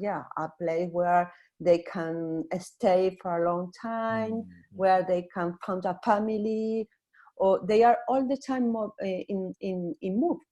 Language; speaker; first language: English; non-native, learner; Spanish